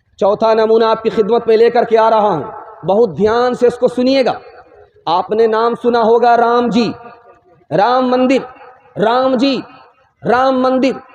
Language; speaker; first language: Urdu; non-native, local second language; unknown